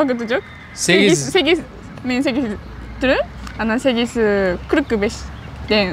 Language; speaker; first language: Kyrgyz; non-native, learner; Japanese